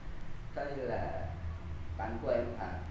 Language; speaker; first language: Vietnamese; non-native, learner; Korean